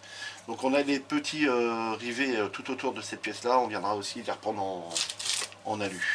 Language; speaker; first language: French; native; French